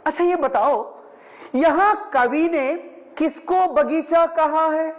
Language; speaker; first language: Hindi; non-native, local second language; Malayalam